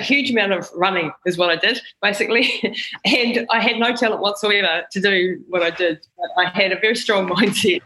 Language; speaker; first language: English; native; English